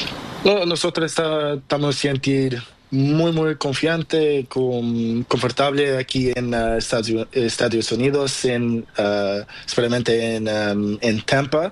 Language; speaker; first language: Spanish; non-native, learner; Portuguese